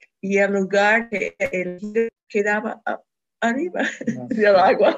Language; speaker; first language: Spanish; non-native, fluent; English